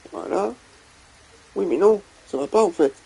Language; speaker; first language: French; native; French